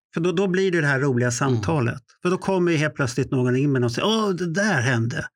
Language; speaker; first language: Swedish; native; Swedish